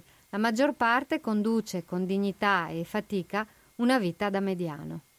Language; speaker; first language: Italian; native; Italian